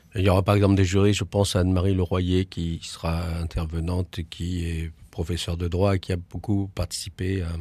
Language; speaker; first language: French; native; French